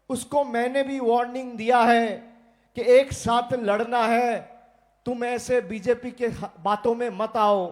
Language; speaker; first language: Hindi; non-native, local second language; Bangla